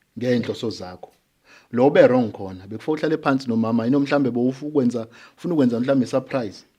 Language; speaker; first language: Zulu; native; Zulu